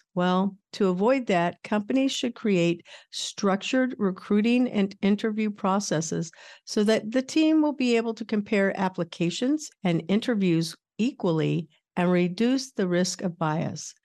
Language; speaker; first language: English; native; English